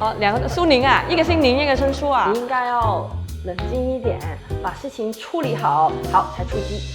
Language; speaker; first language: Chinese; non-native, local second language; Cantonese